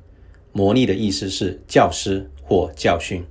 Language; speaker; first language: Chinese; native; Chinese